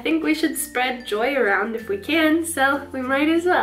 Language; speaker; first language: English; early bilingual, other home language; Romanian